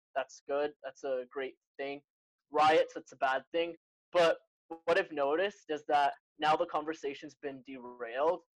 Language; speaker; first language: English; native; English